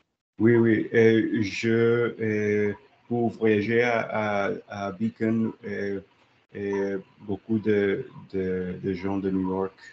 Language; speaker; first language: French; non-native, learner; English